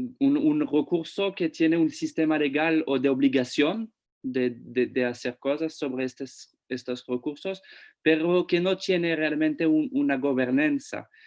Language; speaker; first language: Spanish; non-native, fluent; French